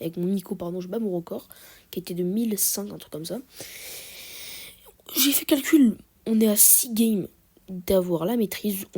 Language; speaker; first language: French; native; French